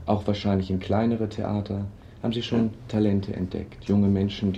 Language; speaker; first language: German; native; German